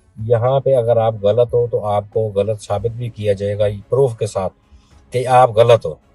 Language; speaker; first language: Urdu; non-native, local second language; Punjabi